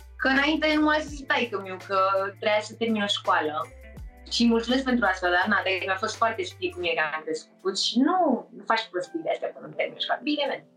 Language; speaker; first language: Romanian; early bilingual, heritage; Romanian